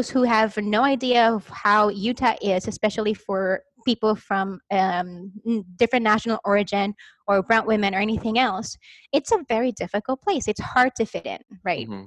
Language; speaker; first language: English; non-native, fluent; Spanish